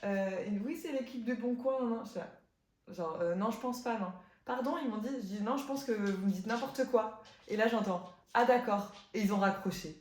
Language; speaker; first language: French; native; French